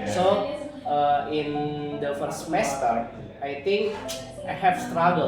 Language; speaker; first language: English; non-native, learner; Indonesian